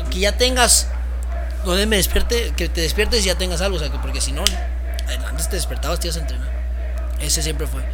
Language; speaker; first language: Spanish; early bilingual, heritage; Spanish